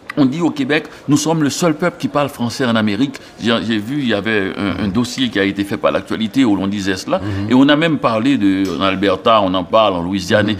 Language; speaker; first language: French; non-native, local second language; Haitian Creole